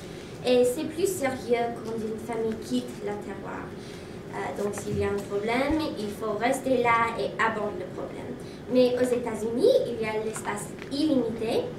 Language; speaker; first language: French; non-native, learner; English